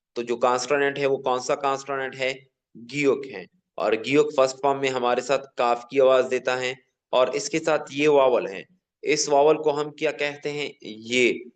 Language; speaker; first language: Urdu; non-native, local second language; Pashto